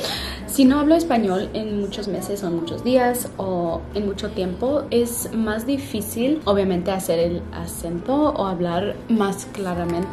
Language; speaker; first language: Spanish; early bilingual, heritage; Spanish